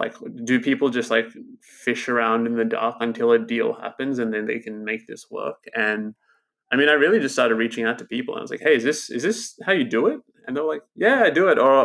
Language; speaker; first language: English; native; English